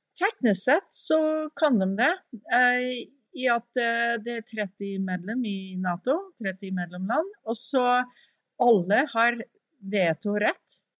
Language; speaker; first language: Norwegian; early bilingual, heritage; English